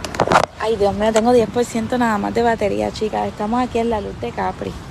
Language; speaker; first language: Spanish; native; Spanish